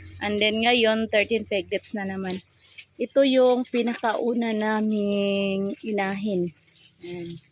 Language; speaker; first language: Filipino; native; Filipino